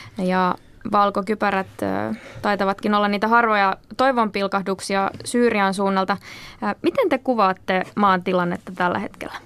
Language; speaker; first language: Finnish; native; Finnish